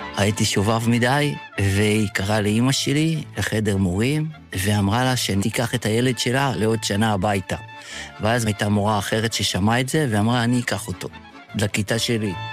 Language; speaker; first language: Hebrew; early bilingual, other home language; Yiddish